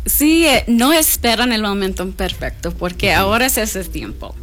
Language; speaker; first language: Spanish; non-native, learner; English